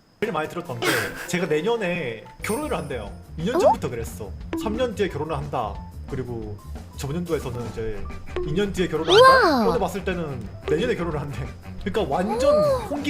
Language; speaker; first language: Korean; native; Korean